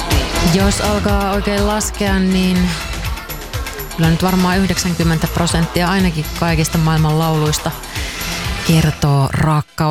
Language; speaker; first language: Finnish; native; Finnish